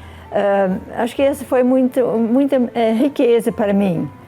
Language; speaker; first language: Portuguese; non-native, fluent; English